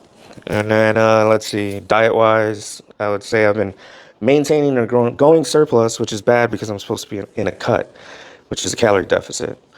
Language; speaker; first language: English; native; English